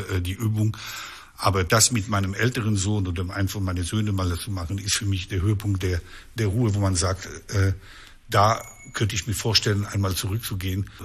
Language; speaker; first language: German; non-native, local second language; French